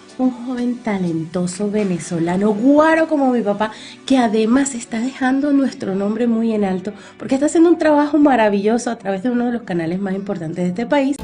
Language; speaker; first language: Spanish; native; Spanish